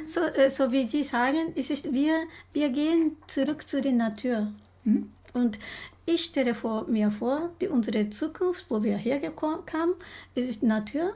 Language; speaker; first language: German; non-native, learner; Japanese